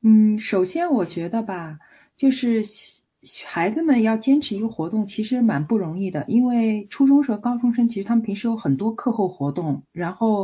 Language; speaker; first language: Chinese; native; Chinese